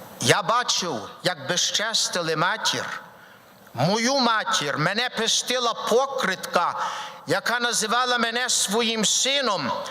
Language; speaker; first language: Ukrainian; early bilingual, heritage; Ukrainian